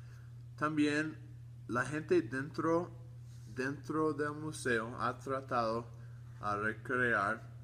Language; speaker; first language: Spanish; non-native, learner; English